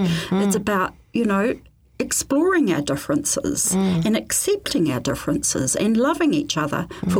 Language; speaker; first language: English; native; English